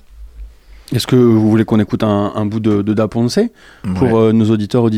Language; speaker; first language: French; native; French